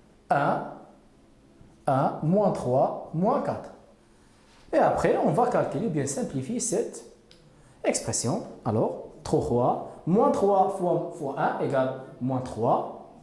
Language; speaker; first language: French; non-native, local second language; Arabic